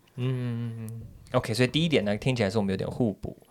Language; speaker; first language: Chinese; native; Chinese